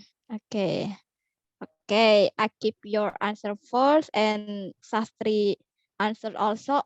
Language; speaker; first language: English; non-native, learner; Indonesian